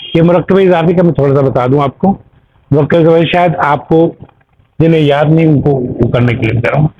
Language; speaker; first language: Urdu; native; Urdu